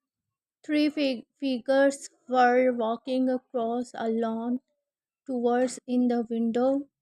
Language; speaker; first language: English; non-native, learner; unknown